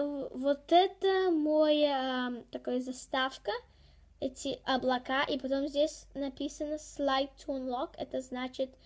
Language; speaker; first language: Russian; early bilingual, heritage; Russian